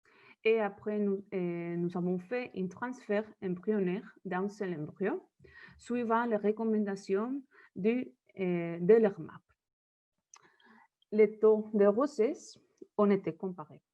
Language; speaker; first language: French; non-native, learner; Spanish